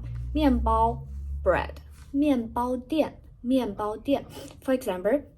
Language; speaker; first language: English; non-native, fluent; Chinese